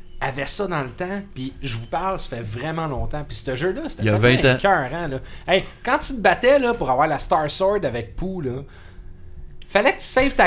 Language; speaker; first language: French; native; French